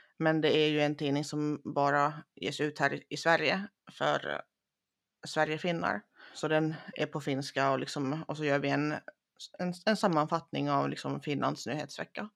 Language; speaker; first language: Swedish; early bilingual, other home language; Finnish